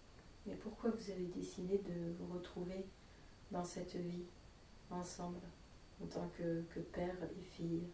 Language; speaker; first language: French; native; French